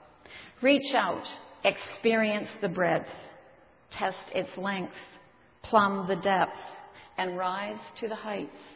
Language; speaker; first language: English; native; English